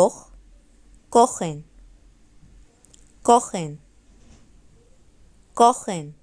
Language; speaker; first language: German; non-native, fluent; Arabic